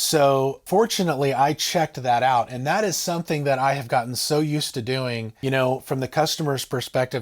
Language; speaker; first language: English; native; English